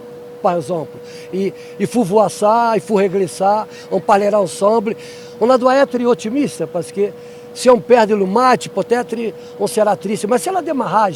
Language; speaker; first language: French; non-native, learner; Portuguese